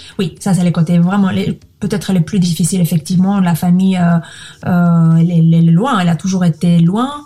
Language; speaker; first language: French; non-native, fluent; Spanish